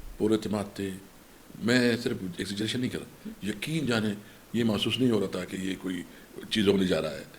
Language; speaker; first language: Urdu; non-native, local second language; Pashto